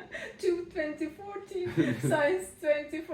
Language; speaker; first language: English; non-native, learner; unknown